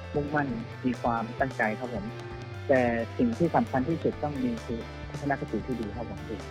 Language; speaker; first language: Thai; native; Thai